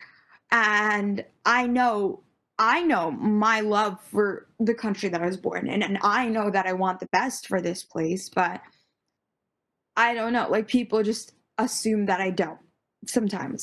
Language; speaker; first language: English; early bilingual, other home language; Tamil